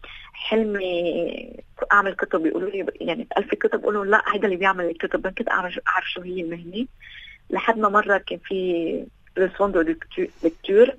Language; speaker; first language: Arabic; native; Arabic